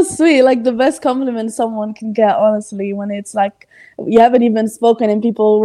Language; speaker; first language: English; non-native, fluent; Italian